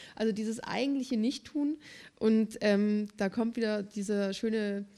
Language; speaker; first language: German; native; German